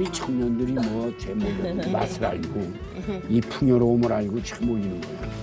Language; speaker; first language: Korean; native; Korean